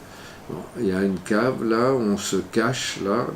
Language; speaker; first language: French; native; French